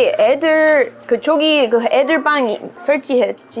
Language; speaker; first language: Korean; non-native, learner; English